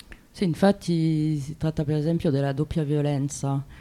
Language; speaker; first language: Italian; native; Italian